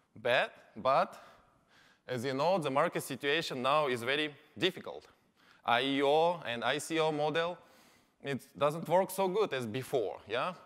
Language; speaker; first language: English; non-native, learner; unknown